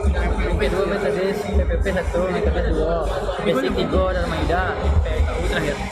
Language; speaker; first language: Indonesian; native; Indonesian